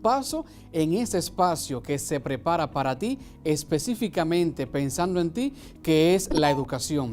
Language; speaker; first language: Spanish; native; Spanish